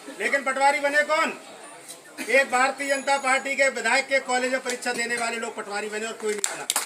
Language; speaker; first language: Hindi; native; Hindi